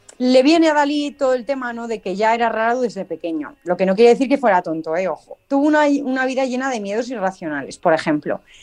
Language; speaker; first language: Spanish; native; Spanish